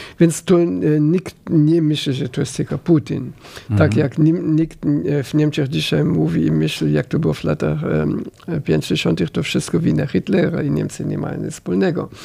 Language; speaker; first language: Polish; non-native, fluent; German